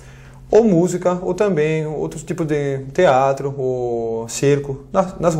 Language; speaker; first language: Portuguese; non-native, fluent; French